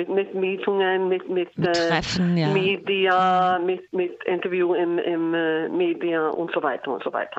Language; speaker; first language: German; non-native, learner; Icelandic